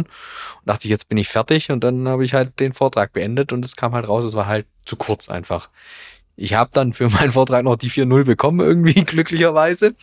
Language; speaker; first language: German; native; German